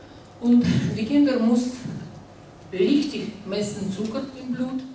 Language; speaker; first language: German; non-native, learner; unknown